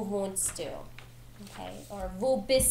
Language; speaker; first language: German; non-native, learner; English